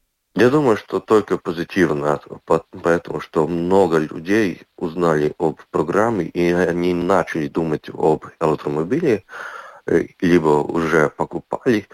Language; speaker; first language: Russian; non-native, local second language; Latvian